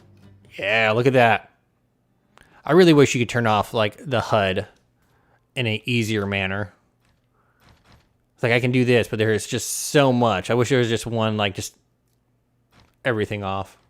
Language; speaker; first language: English; native; English